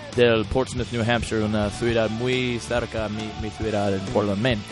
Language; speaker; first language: Spanish; non-native, learner; English